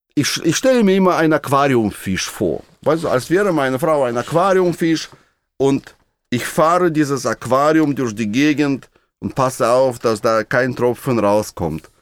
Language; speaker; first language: German; non-native, fluent; Russian